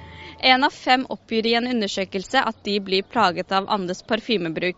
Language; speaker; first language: Norwegian; native; Norwegian